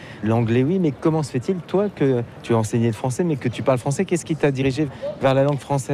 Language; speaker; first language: French; native; French